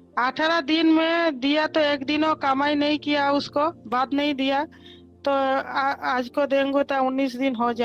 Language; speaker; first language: Hindi; non-native, local second language; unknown